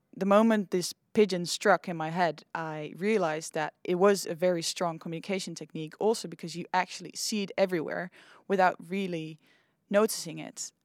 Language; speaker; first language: English; non-native, fluent; Dutch